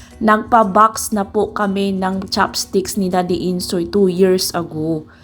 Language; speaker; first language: Filipino; non-native, local second language; Cebuano